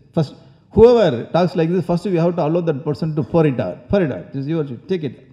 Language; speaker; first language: English; non-native, local second language; Tamil